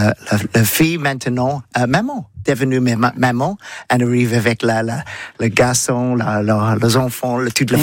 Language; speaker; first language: French; non-native, learner; English